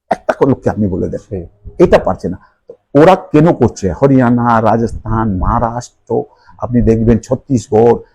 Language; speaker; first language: Bangla; non-native, local second language; Hindi